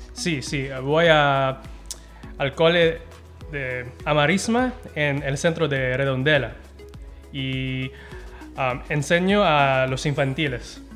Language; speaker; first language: Spanish; non-native, fluent; Filipino